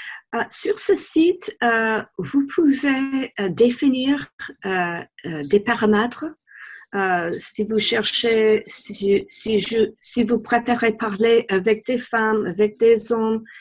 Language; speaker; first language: French; non-native, fluent; English